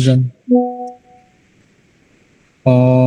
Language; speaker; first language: English; non-native, learner; Indonesian